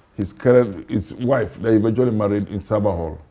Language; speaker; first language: English; non-native, local second language; Hausa